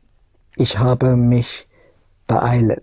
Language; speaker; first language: German; non-native, learner; English